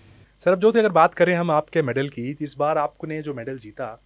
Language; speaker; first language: Hindi; native; Hindi